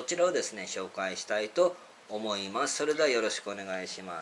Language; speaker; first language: Japanese; native; Japanese